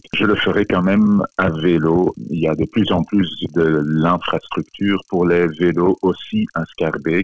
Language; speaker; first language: French; non-native, local second language; Dutch